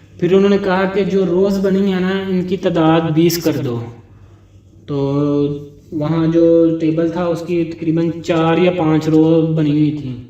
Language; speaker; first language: Urdu; non-native, local second language; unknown